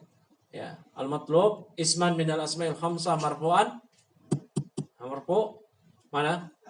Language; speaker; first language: Arabic; non-native, fluent; Indonesian